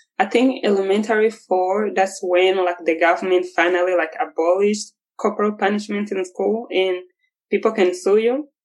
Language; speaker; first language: English; non-native, local second language; Kinyarwanda